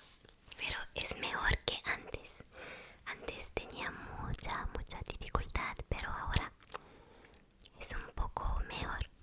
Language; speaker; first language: Spanish; non-native, learner; Korean